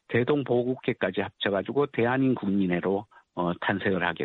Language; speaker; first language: Korean; native; Korean